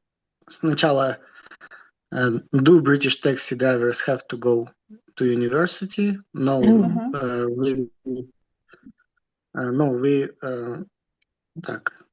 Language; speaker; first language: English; non-native, learner; Russian